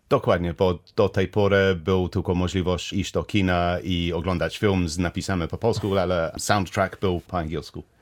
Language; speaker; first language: Polish; non-native, learner; English